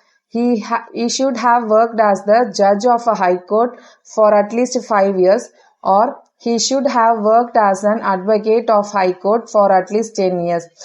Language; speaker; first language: English; non-native, local second language; Tamil